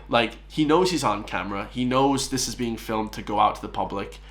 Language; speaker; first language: English; native; English